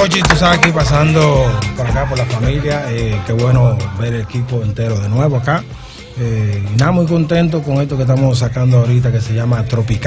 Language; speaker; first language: Spanish; native; Spanish